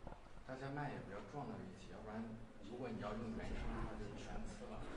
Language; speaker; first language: Chinese; native; Chinese